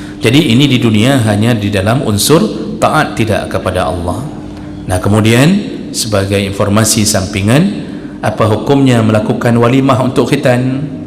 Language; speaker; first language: Malay; non-native, local second language; Achinese